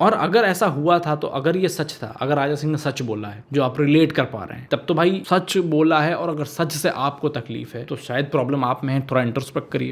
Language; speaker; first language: Hindi; native; Hindi